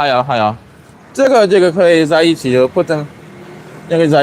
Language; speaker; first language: Chinese; non-native, learner; English